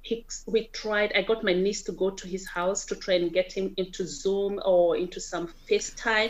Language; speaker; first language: English; non-native, local second language; Kikuyu